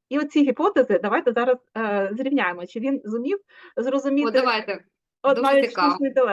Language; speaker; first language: Ukrainian; native; Ukrainian